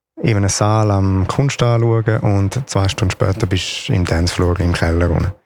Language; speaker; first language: German; non-native, local second language; Italian